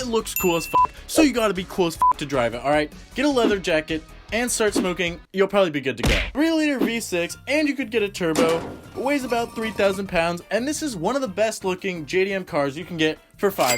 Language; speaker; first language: English; native; English